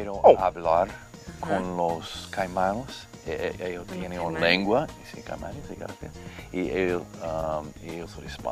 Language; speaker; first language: Spanish; non-native, learner; English